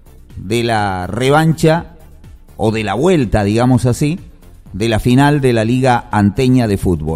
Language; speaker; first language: Spanish; native; Spanish